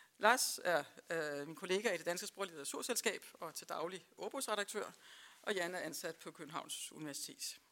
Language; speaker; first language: Danish; native; Danish